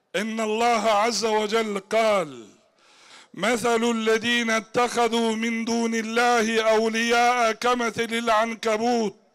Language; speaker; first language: Arabic; non-native, fluent; Turkish